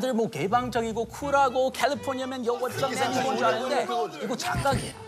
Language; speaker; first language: Korean; non-native, fluent; English